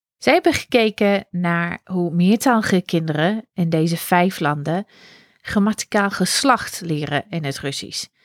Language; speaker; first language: Dutch; non-native, fluent; English